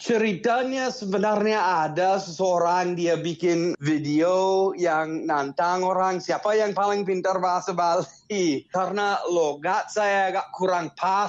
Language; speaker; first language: Indonesian; non-native, fluent; English